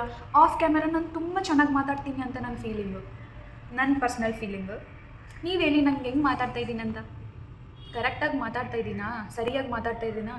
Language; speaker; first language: Kannada; non-native, local second language; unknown